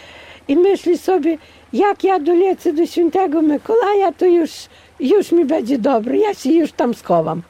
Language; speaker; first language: Polish; non-native, local second language; Ukrainian